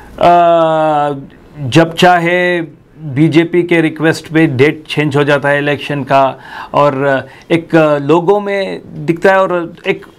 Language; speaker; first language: Hindi; native; Hindi